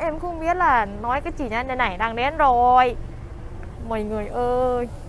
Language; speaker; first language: Vietnamese; non-native, learner; Thai